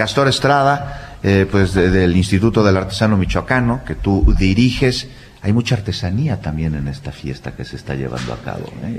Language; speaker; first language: Spanish; native; Spanish